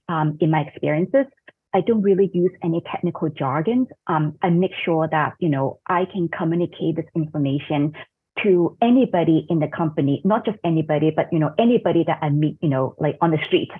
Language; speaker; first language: English; non-native, fluent; Cantonese